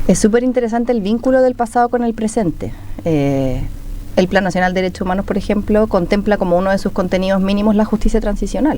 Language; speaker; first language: Spanish; native; Spanish